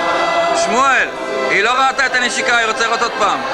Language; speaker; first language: Hebrew; native; Hebrew